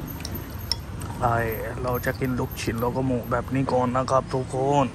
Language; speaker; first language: Thai; non-native, fluent; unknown